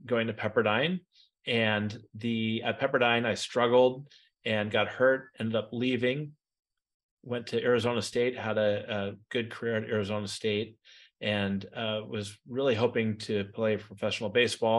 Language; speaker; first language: English; native; English